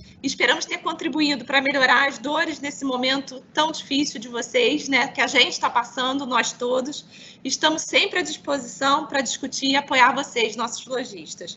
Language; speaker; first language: Portuguese; native; Portuguese